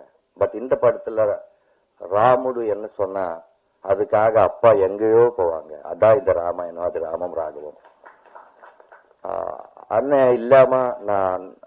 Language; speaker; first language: Tamil; non-native, learner; Telugu